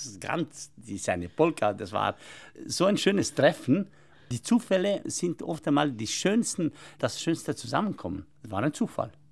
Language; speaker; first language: German; non-native, local second language; Ladin